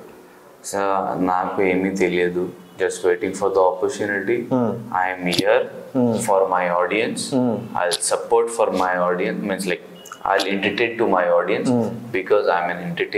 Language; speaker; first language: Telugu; non-native, learner; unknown